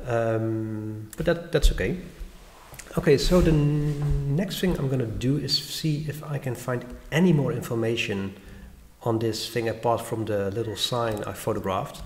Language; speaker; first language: English; non-native, fluent; Dutch